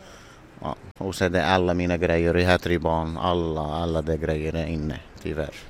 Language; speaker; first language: Swedish; non-native, learner; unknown